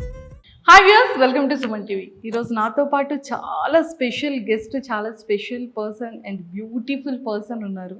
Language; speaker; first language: Telugu; native; Telugu